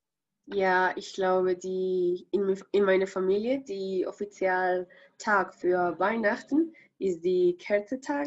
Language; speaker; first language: German; non-native, learner; Spanish